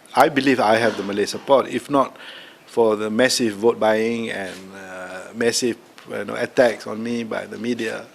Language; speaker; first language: English; non-native, local second language; Malay